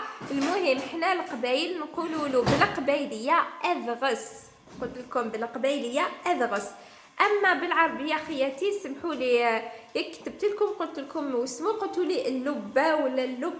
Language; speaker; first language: Arabic; non-native, local second language; Kabyle